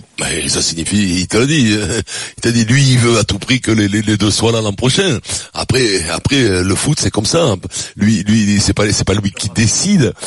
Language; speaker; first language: French; native; French